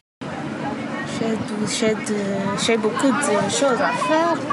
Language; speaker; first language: French; non-native, local second language; Malagasy